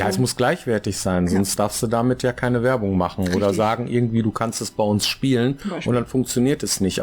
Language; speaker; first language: German; native; German